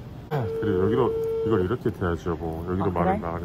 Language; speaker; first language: Korean; native; Korean